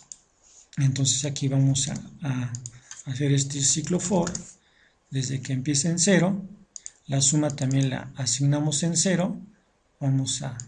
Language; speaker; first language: Spanish; native; Spanish